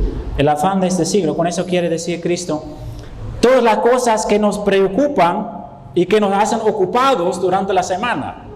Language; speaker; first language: Spanish; non-native, fluent; Dutch